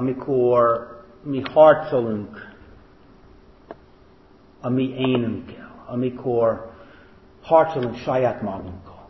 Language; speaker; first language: Hungarian; non-native, fluent; English